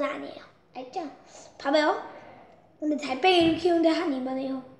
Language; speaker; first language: Korean; early bilingual, heritage; Korean